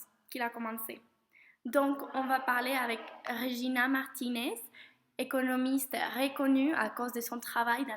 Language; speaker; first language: French; non-native, learner; Spanish